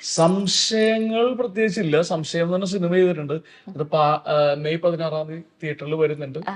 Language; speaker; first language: Malayalam; native; Malayalam